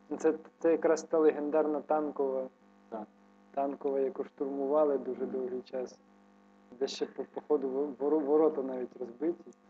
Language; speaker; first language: Ukrainian; native; Ukrainian